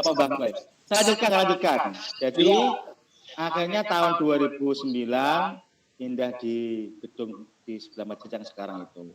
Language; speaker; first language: Indonesian; non-native, local second language; Javanese